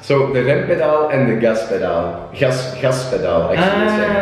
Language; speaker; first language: English; non-native, fluent; Dutch